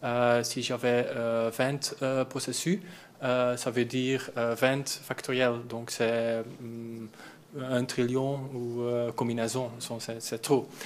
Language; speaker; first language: French; non-native, learner; Dutch